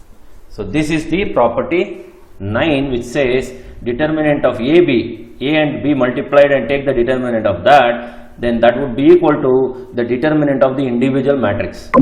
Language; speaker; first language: English; non-native, local second language; Kannada